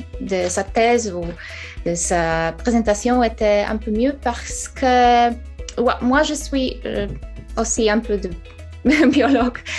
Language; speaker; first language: French; non-native, fluent; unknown